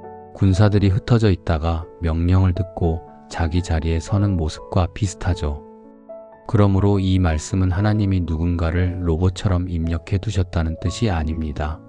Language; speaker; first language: Korean; native; Korean